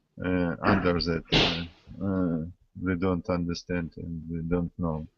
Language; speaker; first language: English; non-native, learner; Russian